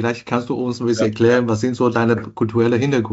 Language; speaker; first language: German; non-native, fluent; Chinese